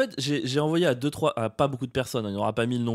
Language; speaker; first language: French; native; French